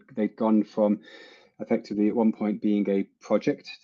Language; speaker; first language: English; native; English